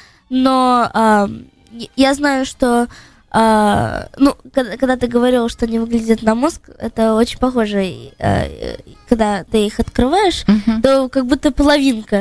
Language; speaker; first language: Russian; early bilingual, heritage; Russian